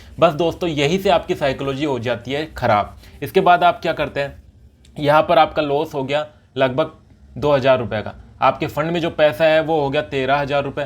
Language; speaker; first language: Hindi; native; Hindi